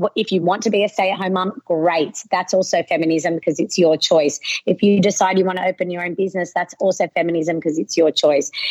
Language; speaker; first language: English; native; English